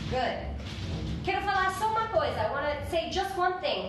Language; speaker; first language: Portuguese; non-native, fluent; English